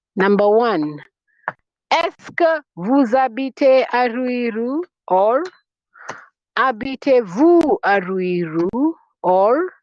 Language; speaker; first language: French; non-native, fluent; Swahili